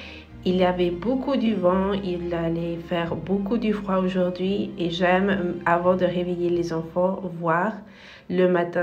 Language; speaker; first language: French; non-native, fluent; Spanish